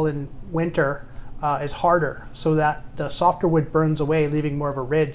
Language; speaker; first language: English; native; English